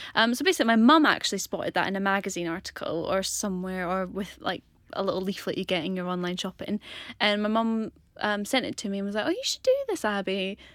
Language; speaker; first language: English; native; English